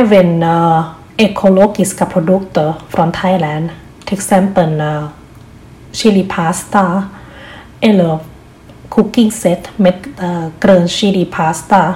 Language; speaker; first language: Swedish; non-native, learner; Thai